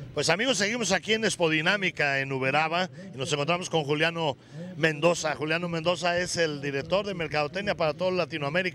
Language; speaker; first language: Spanish; native; Spanish